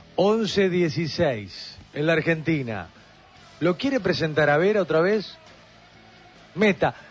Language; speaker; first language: Spanish; native; Spanish